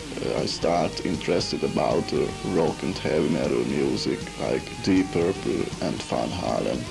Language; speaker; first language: English; non-native, learner; Hungarian